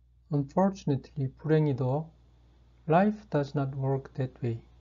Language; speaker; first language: English; non-native, fluent; Korean